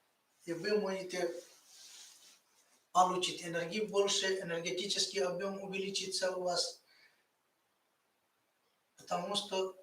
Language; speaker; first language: Russian; non-native, fluent; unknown